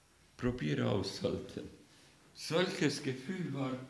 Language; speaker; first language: German; non-native, learner; Russian